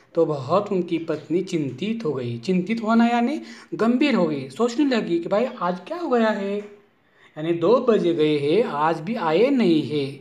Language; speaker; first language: Hindi; non-native, local second language; Marathi